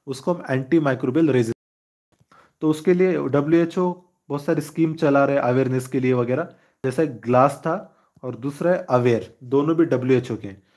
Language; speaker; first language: Hindi; non-native, local second language; Marathi